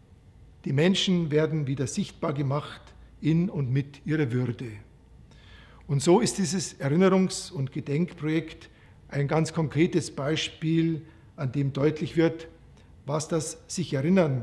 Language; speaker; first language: German; native; German